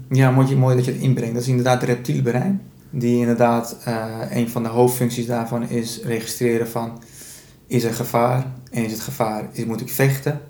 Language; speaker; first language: Dutch; early bilingual, other home language; Persian